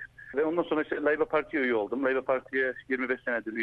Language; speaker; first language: Turkish; early bilingual, heritage; Turkish